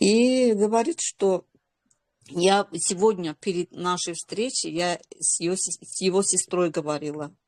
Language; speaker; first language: Russian; non-native, local second language; Azerbaijani